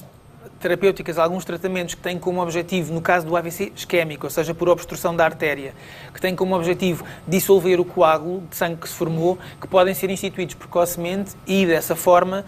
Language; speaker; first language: Portuguese; native; Portuguese